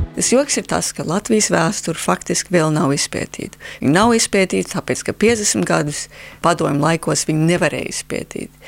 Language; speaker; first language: Latvian; early bilingual, heritage; Latvian